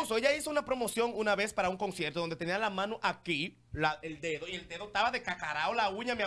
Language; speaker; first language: Spanish; native; Spanish